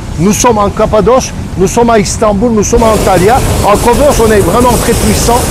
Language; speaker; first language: French; non-native, fluent; Turkish